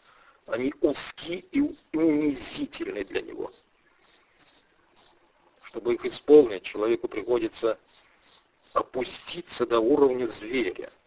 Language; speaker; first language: Russian; native; Russian